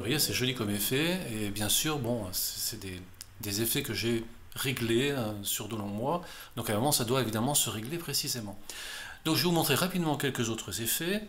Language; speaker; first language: French; native; French